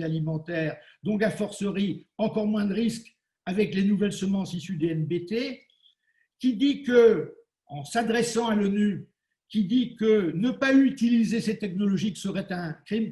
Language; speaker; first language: French; native; French